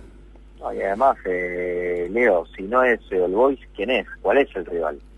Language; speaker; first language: Spanish; native; Spanish